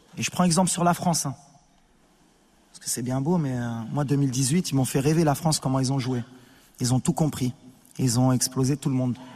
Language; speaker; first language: French; early bilingual, other home language; Arabic